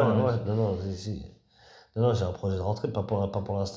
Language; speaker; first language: French; native; French